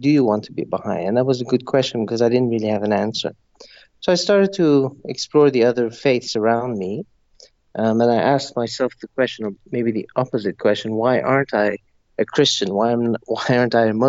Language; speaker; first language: English; non-native, local second language; Persian